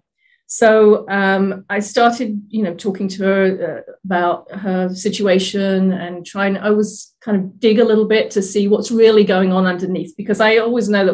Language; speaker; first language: English; native; English